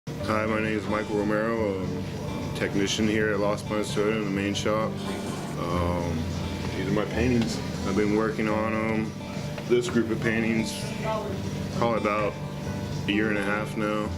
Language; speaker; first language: English; native; English